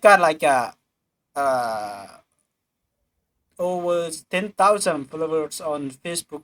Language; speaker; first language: English; non-native, learner; Lao